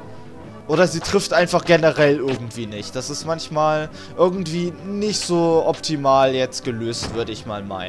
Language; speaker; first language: German; native; German